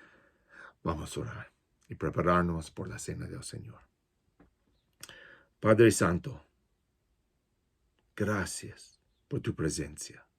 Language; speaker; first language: Spanish; non-native, fluent; English